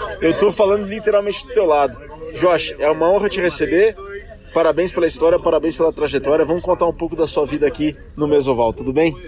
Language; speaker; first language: Portuguese; native; Portuguese